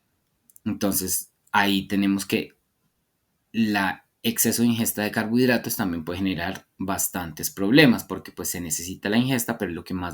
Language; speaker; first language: Spanish; native; Spanish